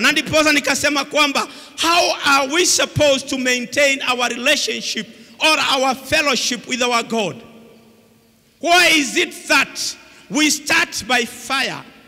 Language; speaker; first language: English; non-native, local second language; Swahili